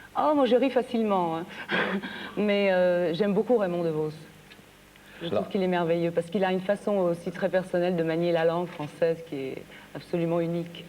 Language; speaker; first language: French; early bilingual, other home language; Bulgarian